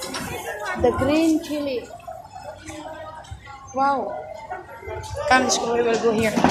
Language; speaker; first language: English; non-native, local second language; Cebuano